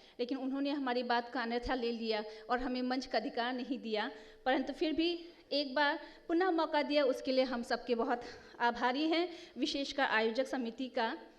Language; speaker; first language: Hindi; non-native, local second language; Nepali